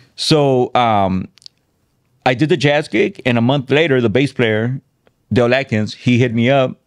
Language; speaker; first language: English; native; English